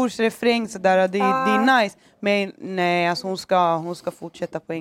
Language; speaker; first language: Swedish; native; Swedish